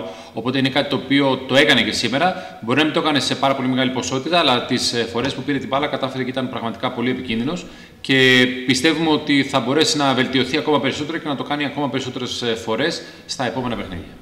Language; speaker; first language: Greek; native; Greek